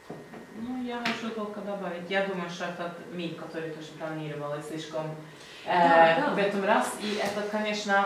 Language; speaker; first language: Russian; non-native, learner; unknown